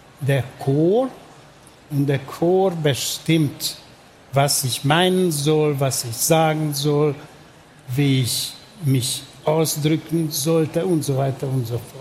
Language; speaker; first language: German; non-native, fluent; Hungarian